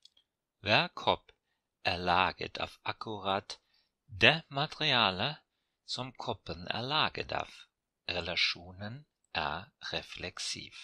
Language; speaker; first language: Norwegian; non-native, fluent; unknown